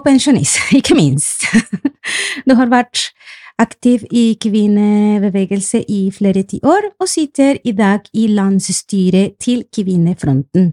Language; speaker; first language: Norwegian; non-native, fluent; Spanish